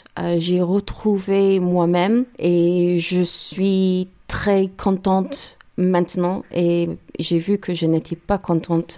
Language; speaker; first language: French; non-native, learner; English